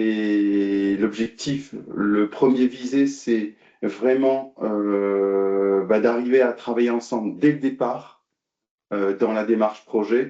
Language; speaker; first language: French; native; French